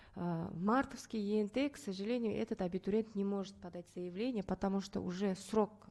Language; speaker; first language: Russian; non-native, local second language; Kazakh